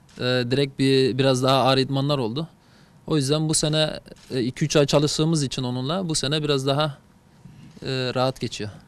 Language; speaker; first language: Turkish; early bilingual, heritage; Turkish